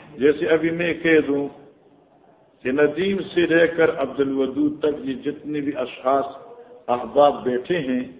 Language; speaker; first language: Urdu; non-native, local second language; Northern Hindko